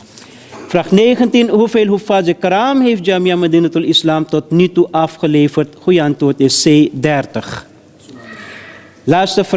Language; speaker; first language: Dutch; early bilingual, other home language; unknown